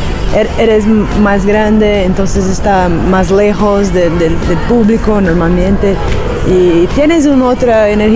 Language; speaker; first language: Spanish; non-native, learner; Portuguese